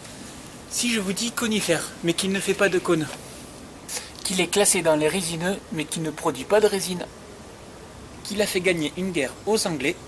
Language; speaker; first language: French; native; French